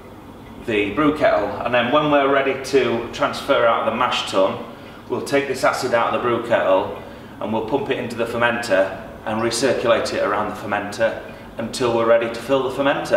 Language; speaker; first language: English; native; English